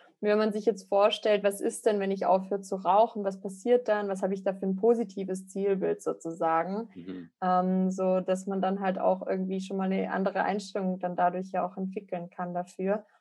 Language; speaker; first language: German; native; German